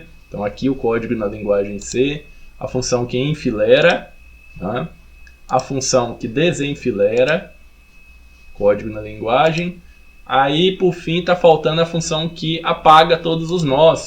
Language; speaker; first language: Portuguese; native; Portuguese